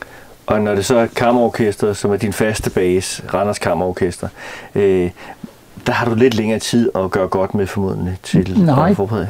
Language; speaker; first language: Danish; native; Danish